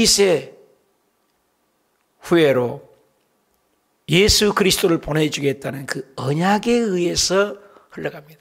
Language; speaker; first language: Korean; native; Korean